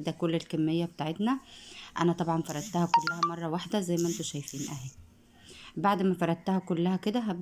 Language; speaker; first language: Arabic; native; Arabic